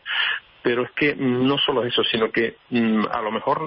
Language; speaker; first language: Spanish; native; Spanish